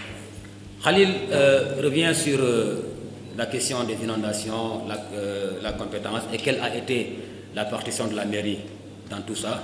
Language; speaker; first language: French; non-native, local second language; Wolof